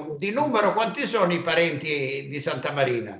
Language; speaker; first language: Italian; native; Italian